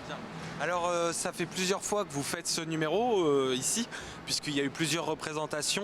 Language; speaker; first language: French; native; French